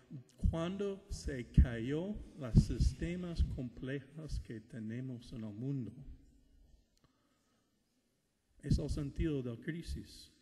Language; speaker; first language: Spanish; non-native, fluent; English